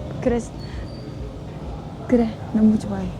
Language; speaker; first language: Korean; non-native, learner; Vietnamese